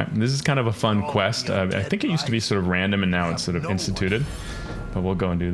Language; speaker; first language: English; native; English